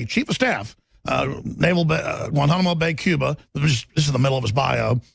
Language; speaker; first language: English; native; English